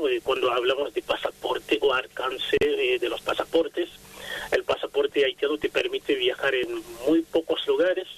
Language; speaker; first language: Spanish; non-native, fluent; Haitian Creole